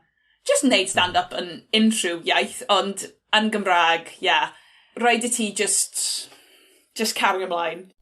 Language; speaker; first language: Welsh; non-native, local second language; English